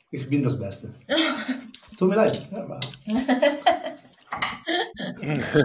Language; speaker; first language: German; non-native, learner; Spanish